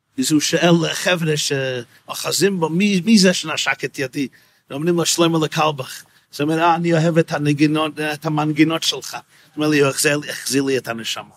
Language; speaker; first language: Hebrew; non-native, fluent; English